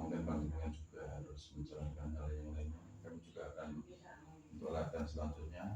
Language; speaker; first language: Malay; non-native, local second language; Javanese